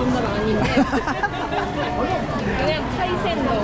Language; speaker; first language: Korean; non-native, learner; Japanese